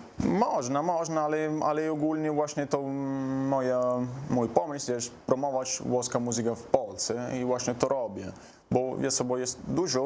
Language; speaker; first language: Polish; non-native, learner; Italian